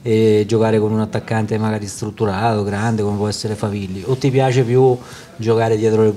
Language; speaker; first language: Italian; native; Italian